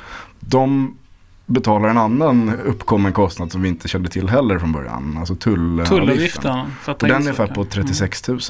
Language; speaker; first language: Swedish; native; Swedish